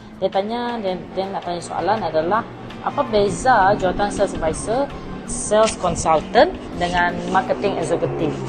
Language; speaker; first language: Malay; non-native, local second language; Iban